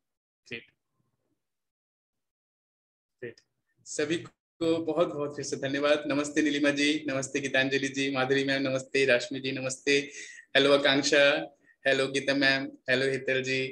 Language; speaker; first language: Hindi; native; Hindi